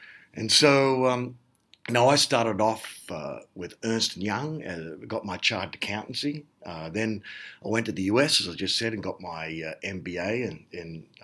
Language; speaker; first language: English; native; English